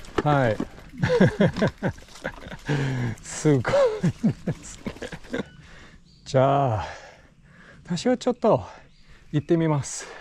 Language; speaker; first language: Japanese; non-native, learner; English